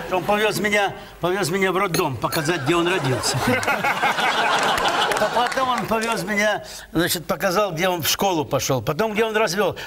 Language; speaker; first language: Russian; native; Russian